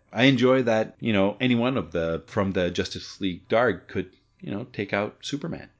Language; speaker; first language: English; native; English